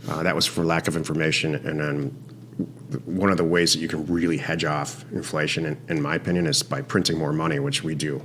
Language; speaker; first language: English; native; English